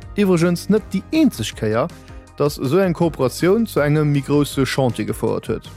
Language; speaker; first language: Luxembourgish; native; Luxembourgish